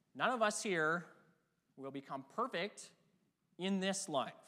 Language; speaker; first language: English; native; English